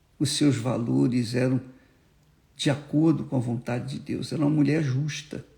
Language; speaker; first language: Portuguese; native; Portuguese